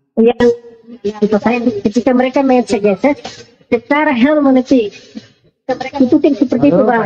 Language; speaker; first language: Indonesian; native; Indonesian